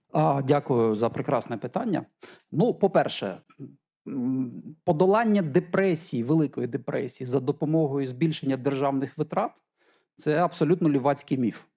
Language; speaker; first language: Ukrainian; native; Ukrainian